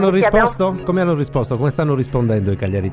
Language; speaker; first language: Italian; native; Italian